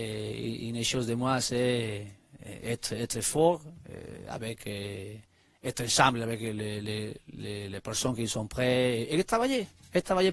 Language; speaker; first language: French; non-native, learner; Spanish